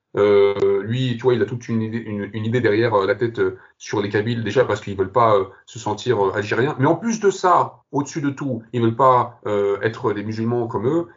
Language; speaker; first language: French; early bilingual, other home language; Kabyle